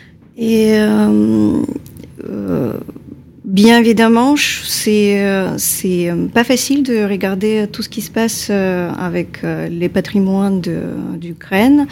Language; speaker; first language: French; non-native, fluent; Ukrainian